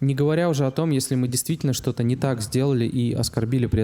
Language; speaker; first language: Russian; native; Russian